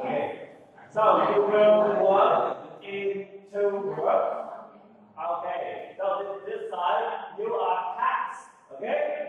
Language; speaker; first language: English; non-native, learner; Vietnamese